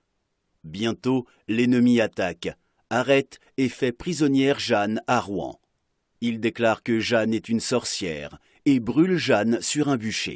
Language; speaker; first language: French; non-native, fluent; Arabic